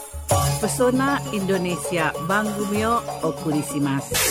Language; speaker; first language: Japanese; non-native, fluent; Indonesian